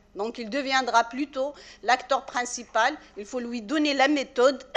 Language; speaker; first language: French; non-native, local second language; Arabic